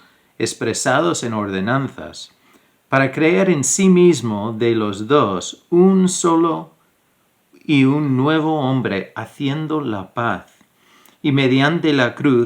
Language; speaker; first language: Spanish; non-native, fluent; English